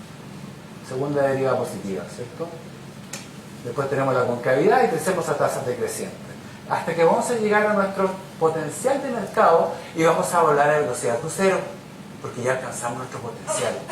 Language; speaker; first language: Spanish; native; Spanish